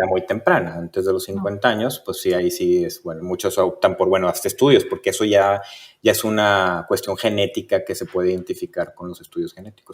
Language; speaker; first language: Spanish; native; Spanish